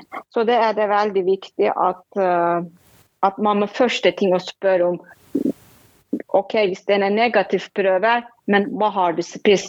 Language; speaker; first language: Norwegian; non-native, fluent; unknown